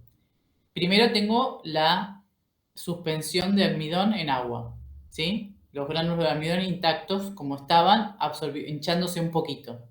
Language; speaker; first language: Spanish; native; Spanish